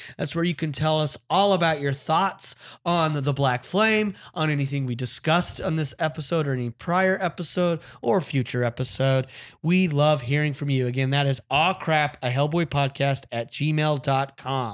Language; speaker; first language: English; native; English